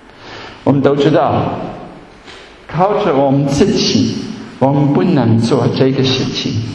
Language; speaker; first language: Chinese; non-native, fluent; German